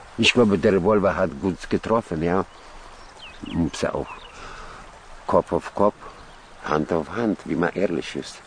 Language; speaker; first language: German; non-native, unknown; Russian